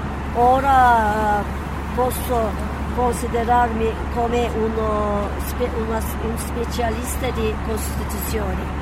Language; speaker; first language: Italian; non-native, fluent; Turkish